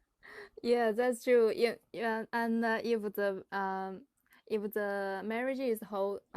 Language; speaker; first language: English; non-native, learner; Chinese